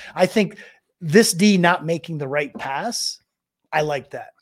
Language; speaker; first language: English; native; English